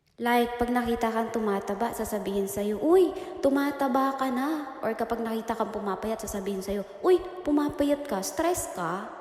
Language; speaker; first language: Filipino; native; Filipino